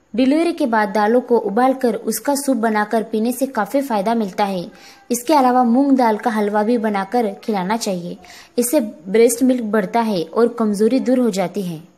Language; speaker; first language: Hindi; non-native, local second language; Marathi